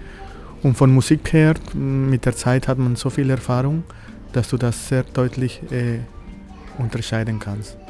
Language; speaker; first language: German; non-native, fluent; Spanish